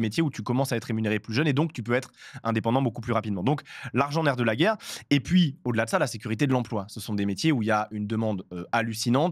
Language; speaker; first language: French; native; French